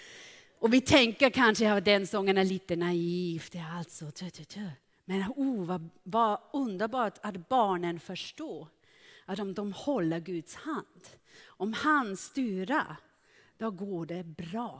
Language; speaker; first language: Swedish; non-native, fluent; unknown